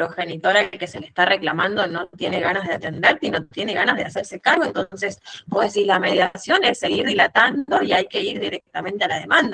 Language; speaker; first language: Spanish; native; Spanish